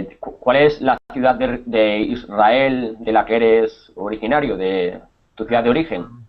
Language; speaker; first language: Spanish; native; Spanish